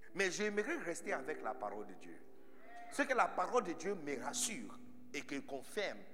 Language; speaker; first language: French; non-native, fluent; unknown